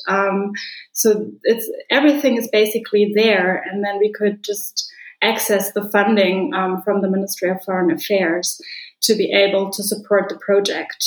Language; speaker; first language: English; non-native, fluent; German